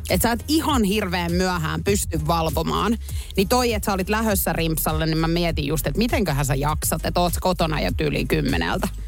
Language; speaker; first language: Finnish; native; Finnish